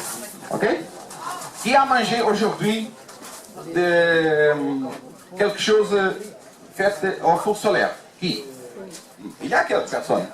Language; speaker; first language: French; non-native, learner; Portuguese